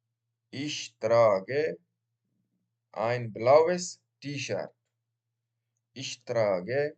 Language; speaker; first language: German; non-native, learner; Baluchi